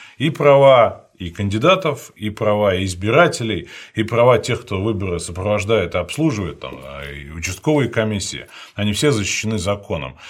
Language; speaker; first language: Russian; native; Russian